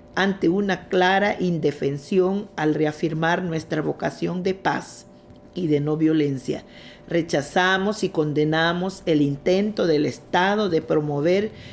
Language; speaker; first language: Spanish; non-native, local second language; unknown